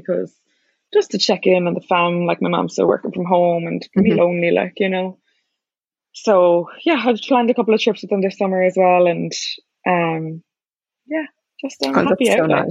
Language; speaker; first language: English; native; English